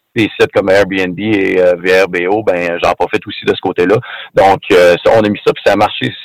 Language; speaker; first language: French; native; French